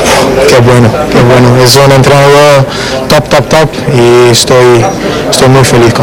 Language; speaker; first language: Spanish; non-native, learner; English